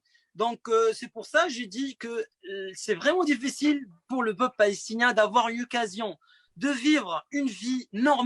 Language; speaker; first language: French; non-native, fluent; Arabic